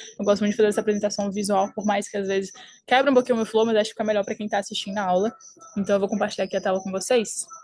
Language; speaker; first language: Portuguese; early bilingual, heritage; French